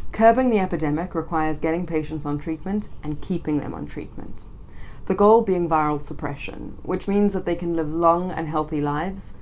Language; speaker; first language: English; native; English